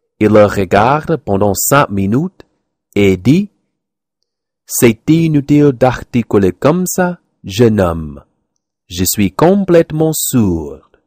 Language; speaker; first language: French; non-native, learner; English